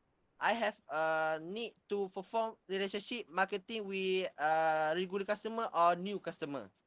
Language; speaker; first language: English; non-native, local second language; Malay